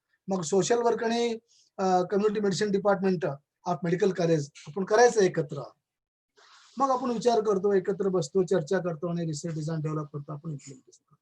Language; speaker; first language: Marathi; non-native, local second language; Kannada